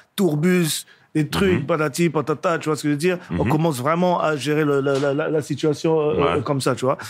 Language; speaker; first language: French; native; French